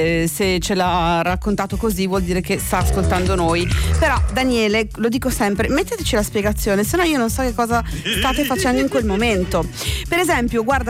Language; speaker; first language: Italian; native; Italian